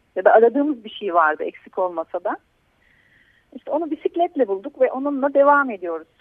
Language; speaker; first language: Turkish; native; Turkish